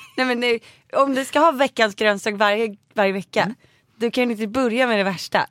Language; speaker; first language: Swedish; native; Swedish